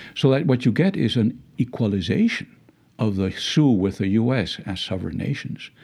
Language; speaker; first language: English; early bilingual, other home language; Spanish